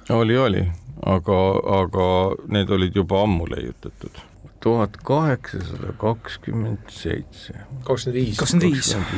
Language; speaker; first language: Estonian; native; Estonian